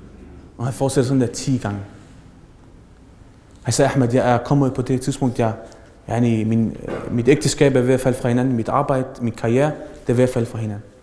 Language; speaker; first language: Danish; early bilingual, other home language; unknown